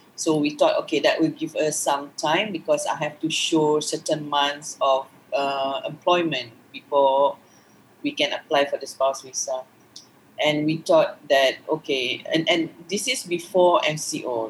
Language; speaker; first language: English; non-native, local second language; Malay